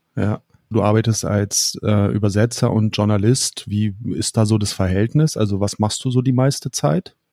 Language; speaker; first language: German; native; German